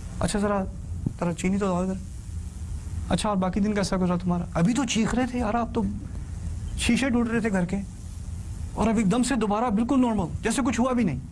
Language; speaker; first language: Urdu; early bilingual, heritage; Urdu